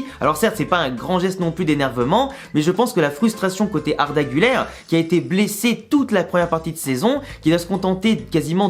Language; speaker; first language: French; native; French